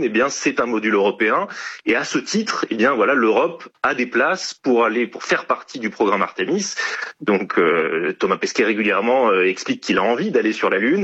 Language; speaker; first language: French; native; French